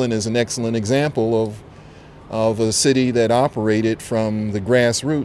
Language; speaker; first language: English; native; English